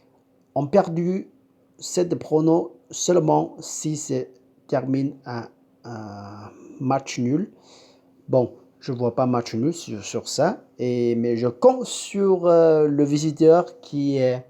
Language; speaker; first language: French; non-native, fluent; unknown